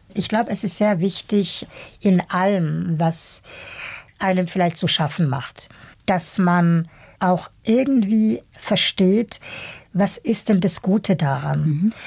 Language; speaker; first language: German; early bilingual, other home language; Bosnian